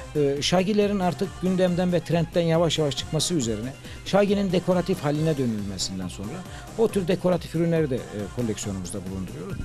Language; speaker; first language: Turkish; native; Turkish